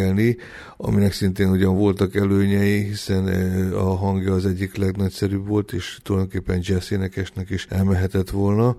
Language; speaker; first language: Hungarian; native; Hungarian